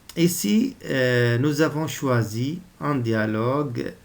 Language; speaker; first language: French; non-native, local second language; Arabic